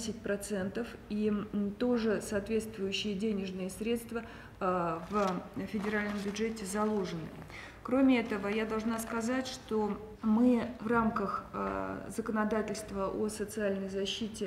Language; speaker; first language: Russian; native; Russian